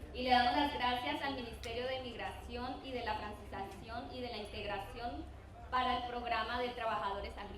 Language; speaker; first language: Spanish; native; Spanish